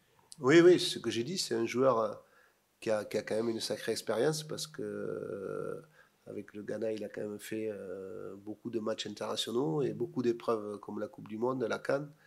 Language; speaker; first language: French; native; French